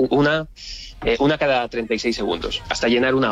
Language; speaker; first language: Spanish; native; Spanish